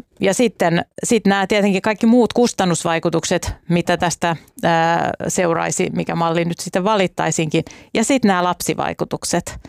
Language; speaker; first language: Finnish; native; Finnish